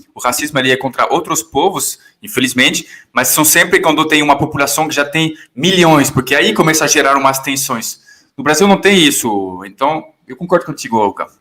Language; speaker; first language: Portuguese; non-native, fluent; French